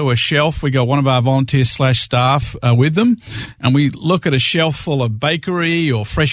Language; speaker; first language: English; native; English